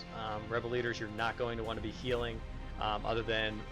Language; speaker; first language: English; native; English